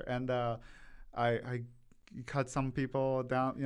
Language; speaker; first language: English; early bilingual, other home language; Korean